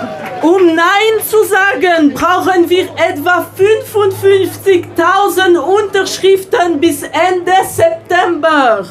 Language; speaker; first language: German; non-native, local second language; French